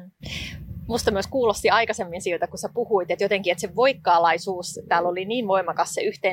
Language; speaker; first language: Finnish; native; Finnish